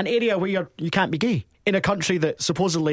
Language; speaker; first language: English; native; English